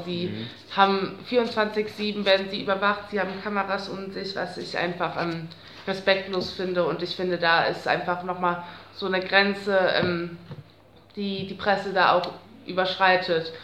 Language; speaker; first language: German; native; German